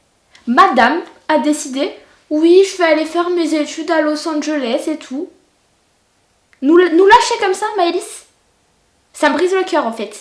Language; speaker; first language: French; native; French